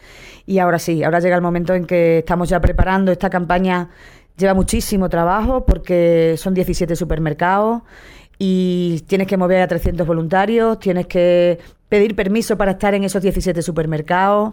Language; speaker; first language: Spanish; native; Spanish